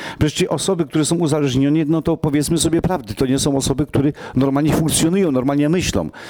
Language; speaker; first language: Polish; non-native, local second language; Romany